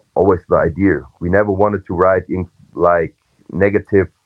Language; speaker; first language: English; non-native, fluent; German